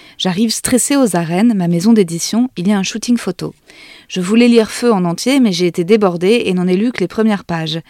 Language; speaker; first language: French; native; French